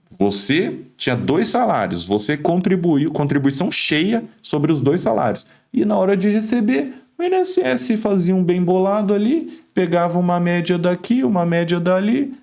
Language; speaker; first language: Portuguese; native; Portuguese